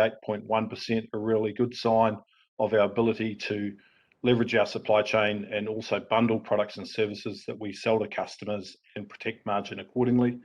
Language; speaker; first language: English; native; English